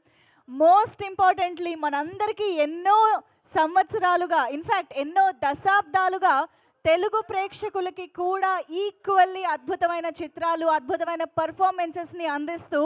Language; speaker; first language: Telugu; native; Telugu